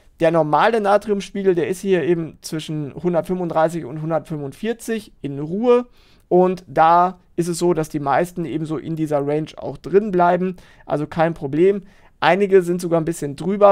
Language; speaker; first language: German; native; German